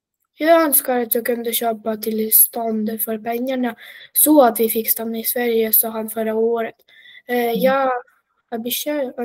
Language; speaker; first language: Swedish; non-native, learner; Russian